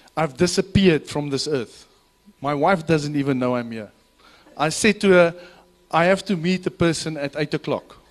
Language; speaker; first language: English; non-native, local second language; Afrikaans